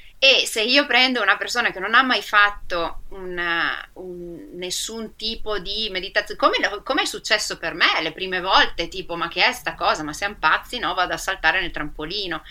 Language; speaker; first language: Italian; native; Italian